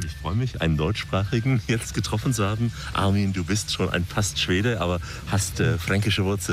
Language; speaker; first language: German; native; German